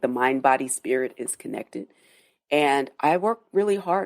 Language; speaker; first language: English; native; English